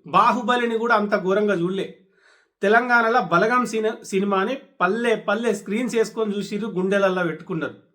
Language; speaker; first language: Telugu; native; Telugu